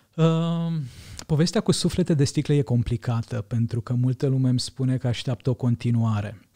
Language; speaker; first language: Romanian; non-native, local second language; Hungarian